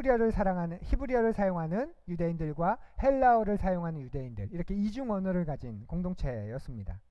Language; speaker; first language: Korean; native; Korean